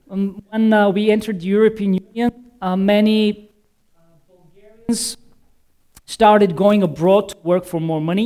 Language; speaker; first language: English; non-native, fluent; Bulgarian